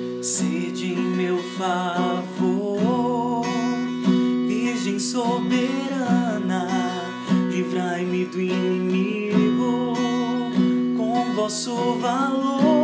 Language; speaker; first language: Portuguese; native; Portuguese